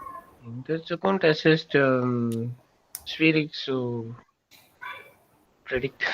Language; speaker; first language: German; non-native, learner; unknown